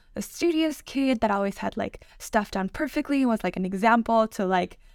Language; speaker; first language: English; non-native, fluent; Spanish